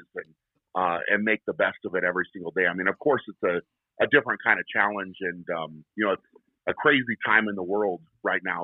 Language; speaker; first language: English; native; English